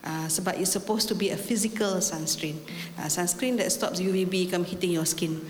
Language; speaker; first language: English; non-native, local second language; Malay